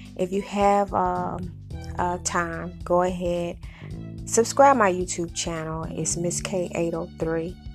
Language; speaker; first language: English; native; English